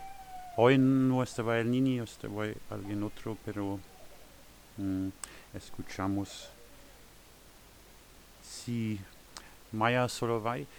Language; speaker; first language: Spanish; non-native, learner; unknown